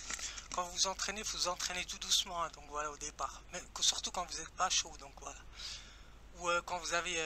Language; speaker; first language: French; native; French